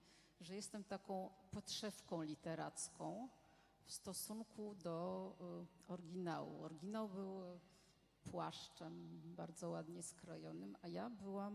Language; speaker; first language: Polish; non-native, fluent; French